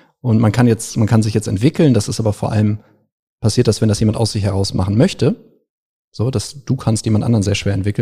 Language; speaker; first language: German; native; German